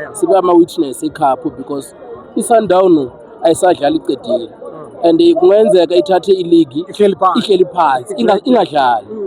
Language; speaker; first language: Zulu; non-native, local second language; Venda